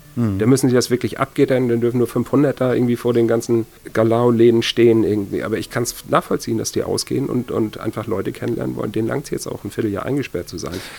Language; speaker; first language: German; native; German